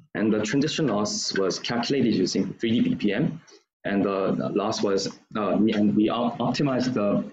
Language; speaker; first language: English; non-native, fluent; Korean